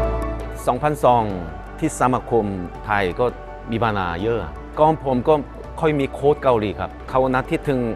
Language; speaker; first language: Thai; non-native, fluent; Korean